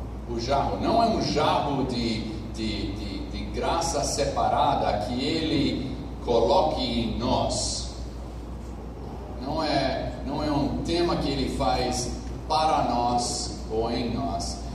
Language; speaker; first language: Portuguese; non-native, fluent; English